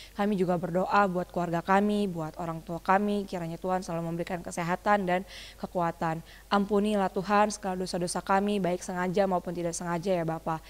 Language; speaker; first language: Indonesian; native; Indonesian